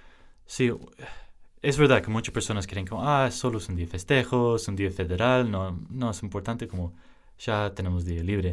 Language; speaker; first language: Spanish; early bilingual, heritage; English